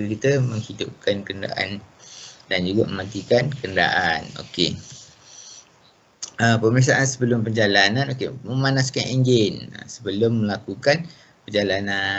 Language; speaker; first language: Malay; native; Malay